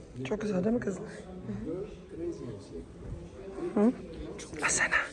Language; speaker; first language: Turkish; early bilingual, heritage; Turkish